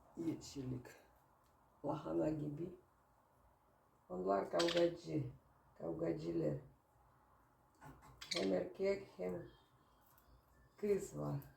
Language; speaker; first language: Turkish; non-native, learner; Russian